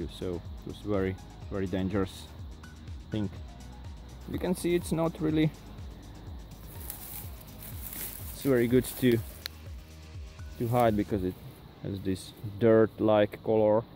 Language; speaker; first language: English; non-native, fluent; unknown